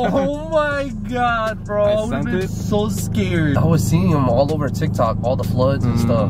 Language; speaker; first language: English; native; English